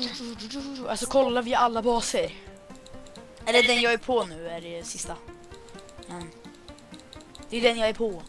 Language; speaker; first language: Swedish; native; Swedish